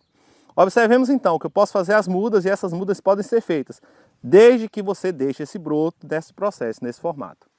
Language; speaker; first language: Portuguese; native; Portuguese